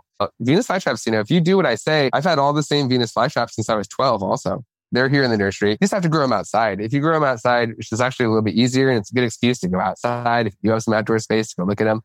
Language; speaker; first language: English; native; English